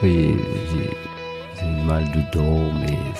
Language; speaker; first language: French; non-native, local second language; Arabic